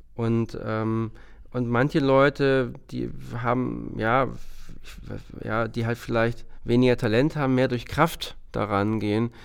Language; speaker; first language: German; native; German